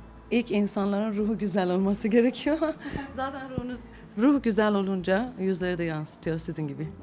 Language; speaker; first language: Turkish; non-native, fluent; Persian